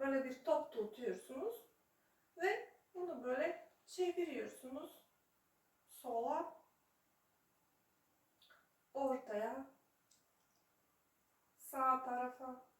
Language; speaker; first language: Turkish; non-native, fluent; Serbian